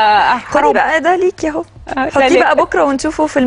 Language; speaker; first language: Arabic; native; Arabic